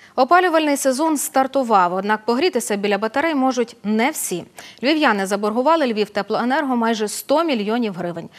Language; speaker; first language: Ukrainian; native; Ukrainian